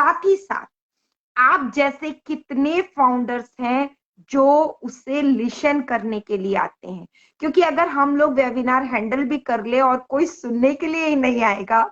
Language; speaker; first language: Hindi; native; Hindi